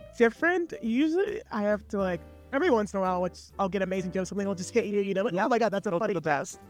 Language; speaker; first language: English; native; English